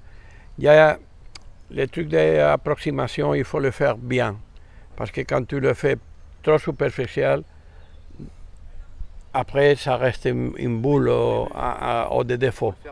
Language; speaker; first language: French; non-native, fluent; Spanish